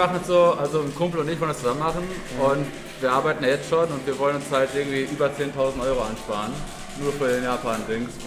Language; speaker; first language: German; native; German